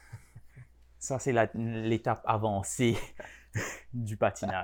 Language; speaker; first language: French; non-native, local second language; Morisyen